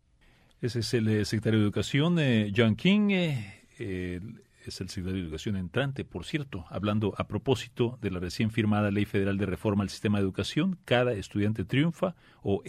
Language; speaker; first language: Spanish; native; Spanish